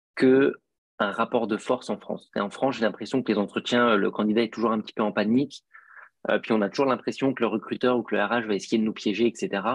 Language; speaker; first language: French; native; French